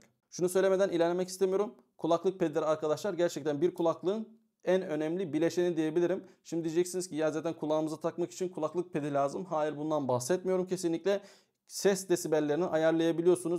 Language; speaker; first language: Turkish; native; Turkish